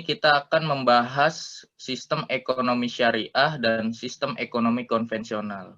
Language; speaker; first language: Indonesian; native; Indonesian